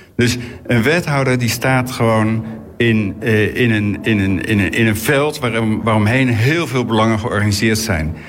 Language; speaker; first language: Dutch; native; Dutch